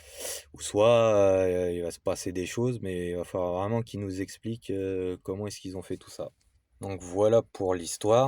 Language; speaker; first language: French; native; French